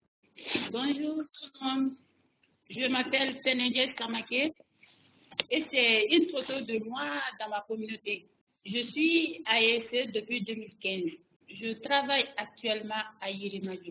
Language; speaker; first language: French; non-native, local second language; Bambara